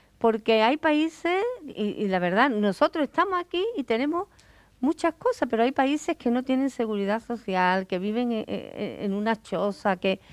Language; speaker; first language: Spanish; native; Spanish